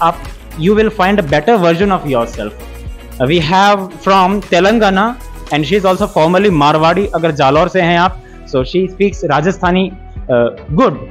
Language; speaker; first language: Hindi; native; Hindi